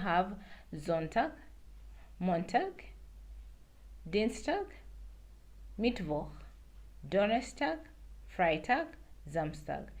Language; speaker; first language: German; non-native, learner; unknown